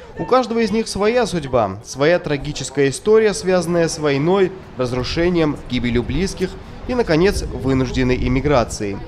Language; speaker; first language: Russian; non-native, fluent; Georgian